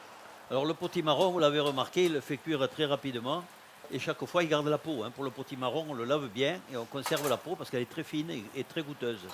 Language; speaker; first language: French; native; French